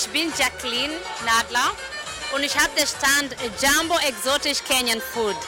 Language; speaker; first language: German; non-native, learner; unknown